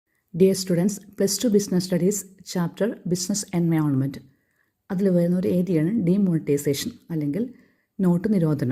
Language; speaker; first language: Malayalam; native; Malayalam